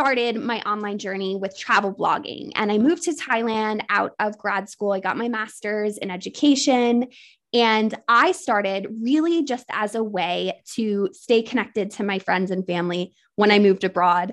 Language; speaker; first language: English; native; English